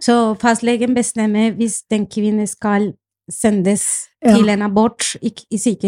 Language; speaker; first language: Norwegian; non-native, fluent; Spanish